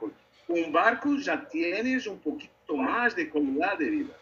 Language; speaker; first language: Spanish; non-native, learner; Portuguese